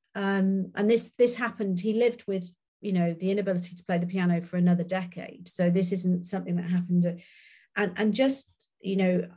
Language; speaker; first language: English; native; English